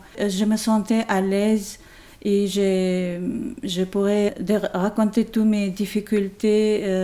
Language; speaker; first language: French; non-native, learner; Chechen